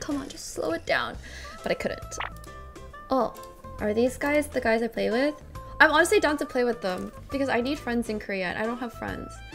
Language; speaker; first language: English; early bilingual, other home language; Korean